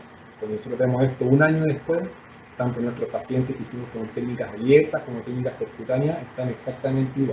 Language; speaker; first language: Spanish; native; Spanish